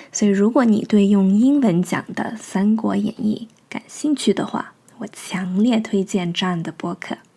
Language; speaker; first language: Chinese; early bilingual, heritage; English